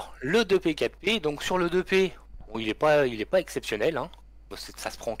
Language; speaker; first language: French; native; French